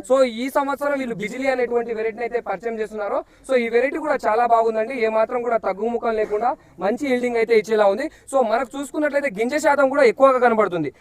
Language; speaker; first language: Telugu; native; Telugu